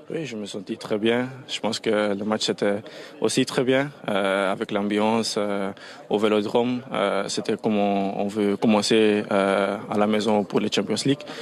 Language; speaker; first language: French; non-native, local second language; Dutch